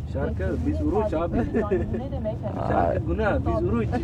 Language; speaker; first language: Turkish; early bilingual, other home language; Somali